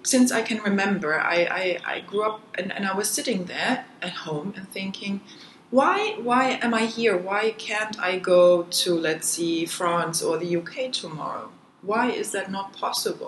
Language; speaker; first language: English; non-native, fluent; German